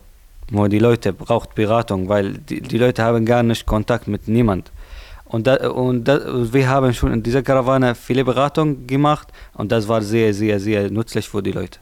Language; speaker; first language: German; non-native, learner; Arabic